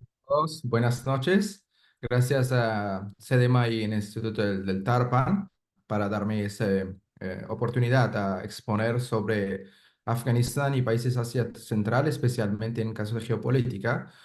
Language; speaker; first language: Spanish; non-native, fluent; Persian